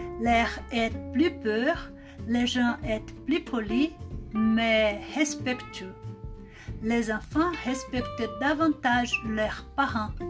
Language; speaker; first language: French; non-native, learner; Portuguese